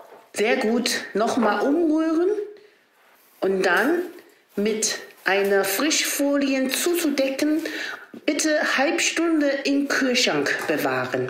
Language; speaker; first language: German; non-native, learner; Chinese